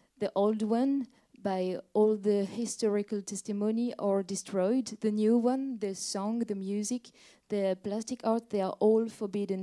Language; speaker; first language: English; non-native, fluent; French